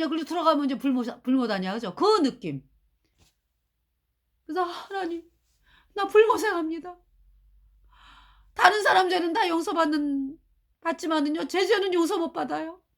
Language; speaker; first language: Korean; native; Korean